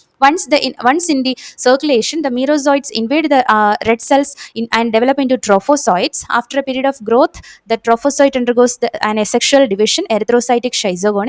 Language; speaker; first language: English; non-native, local second language; Malayalam